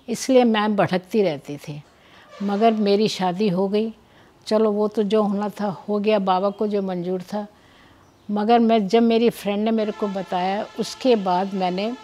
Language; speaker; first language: Hindi; native; Hindi